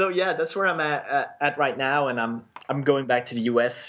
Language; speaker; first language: English; non-native, fluent; Swedish